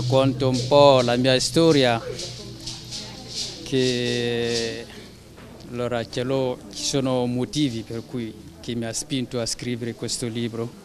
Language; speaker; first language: Italian; non-native, learner; French